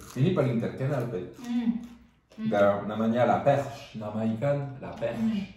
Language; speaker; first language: Indonesian; non-native, learner; French